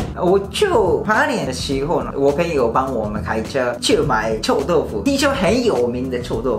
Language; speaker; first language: Chinese; non-native, fluent; Japanese